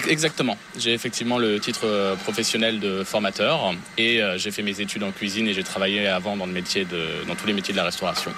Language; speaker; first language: French; native; French